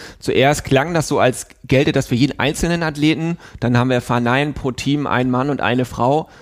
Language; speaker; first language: German; native; German